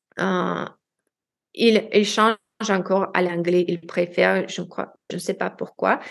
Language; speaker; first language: French; non-native, learner; Russian